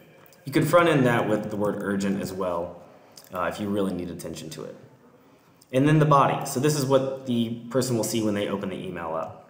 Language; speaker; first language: English; native; English